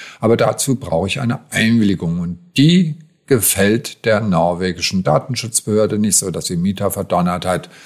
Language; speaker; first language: German; native; German